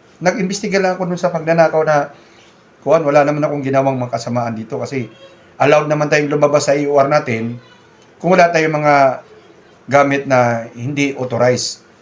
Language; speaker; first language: Filipino; non-native, local second language; Cebuano